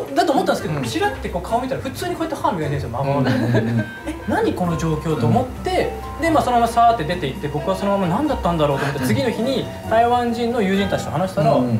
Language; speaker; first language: Japanese; native; Japanese